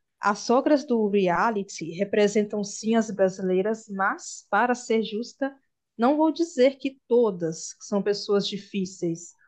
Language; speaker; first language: Portuguese; native; Portuguese